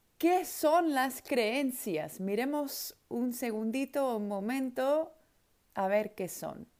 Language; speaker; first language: Spanish; non-native, fluent; Dutch